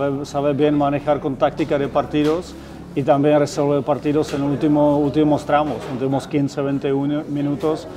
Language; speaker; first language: Spanish; non-native, fluent; Czech